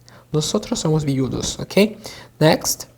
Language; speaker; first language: Spanish; non-native, fluent; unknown